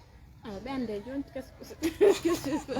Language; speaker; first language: French; non-native, local second language; Fula